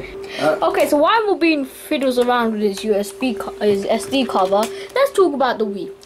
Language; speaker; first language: English; native; English